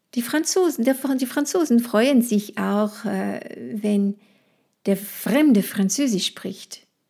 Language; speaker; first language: German; non-native, fluent; French